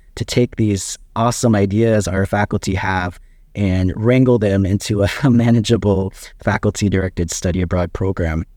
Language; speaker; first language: English; native; English